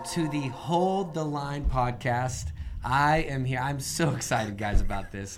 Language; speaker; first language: English; native; English